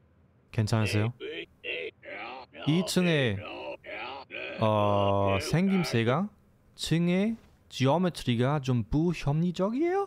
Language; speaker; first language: Korean; non-native, fluent; German